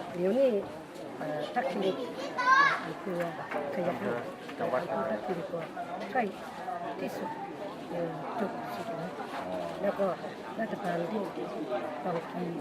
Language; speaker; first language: Thai; non-native, learner; Shan